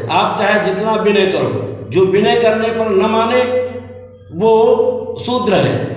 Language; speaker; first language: Hindi; native; Hindi